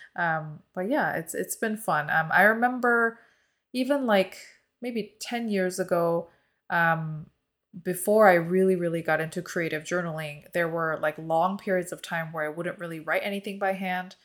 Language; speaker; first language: English; early bilingual, other home language; Korean